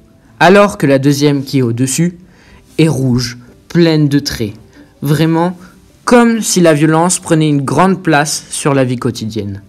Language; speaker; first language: French; native; French